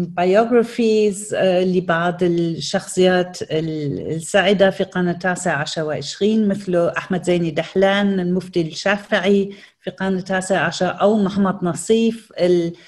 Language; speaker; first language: Arabic; non-native, fluent; German